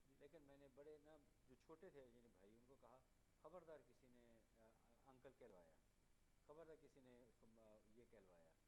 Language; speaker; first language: Urdu; native; Urdu